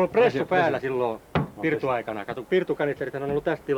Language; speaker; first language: Finnish; native; Finnish